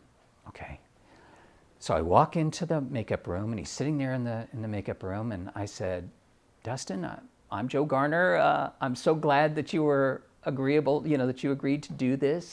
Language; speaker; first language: English; native; English